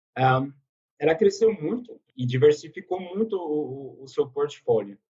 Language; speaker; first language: Portuguese; non-native, fluent; French